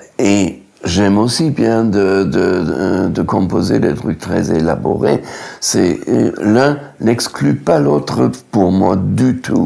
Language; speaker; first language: French; non-native, fluent; German